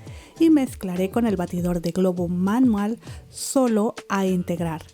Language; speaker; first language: Spanish; native; Spanish